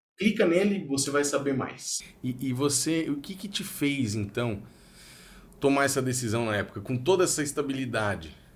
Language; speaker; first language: Portuguese; native; Portuguese